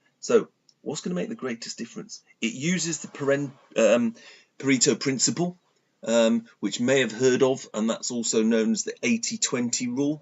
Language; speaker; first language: English; native; English